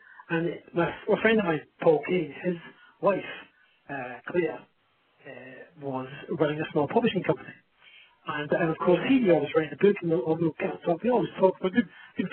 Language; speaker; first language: English; native; English